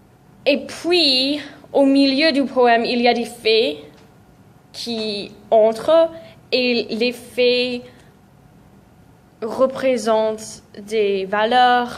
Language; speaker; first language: French; non-native, fluent; English